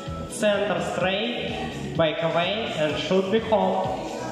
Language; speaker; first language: English; non-native, fluent; Russian